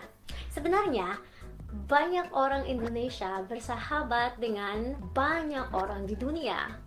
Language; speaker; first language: Indonesian; non-native, learner; Filipino